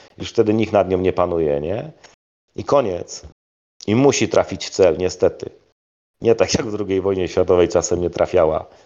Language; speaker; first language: Polish; native; Polish